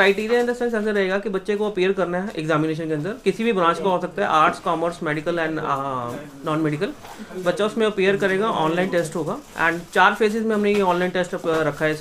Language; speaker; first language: Hindi; native; Hindi